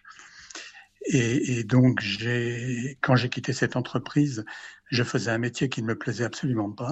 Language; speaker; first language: French; native; French